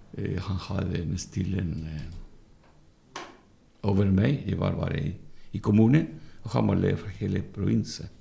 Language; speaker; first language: Norwegian; non-native, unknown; Spanish